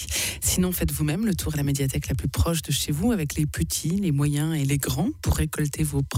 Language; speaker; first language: French; native; French